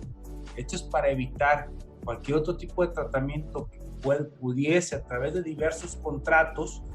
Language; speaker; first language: Spanish; native; Spanish